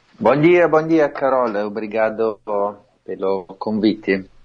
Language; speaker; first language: Portuguese; non-native, fluent; Italian